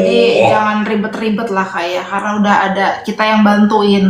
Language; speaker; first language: Indonesian; native; Indonesian